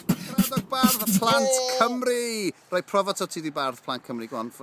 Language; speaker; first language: Welsh; native; Welsh